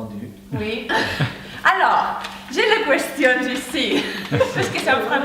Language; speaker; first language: French; non-native, learner; Spanish